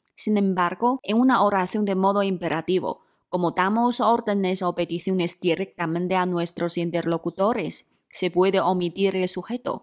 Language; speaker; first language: Spanish; non-native, fluent; Chinese